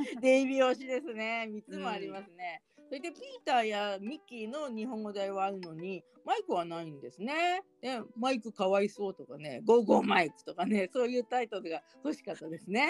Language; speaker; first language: Japanese; native; Japanese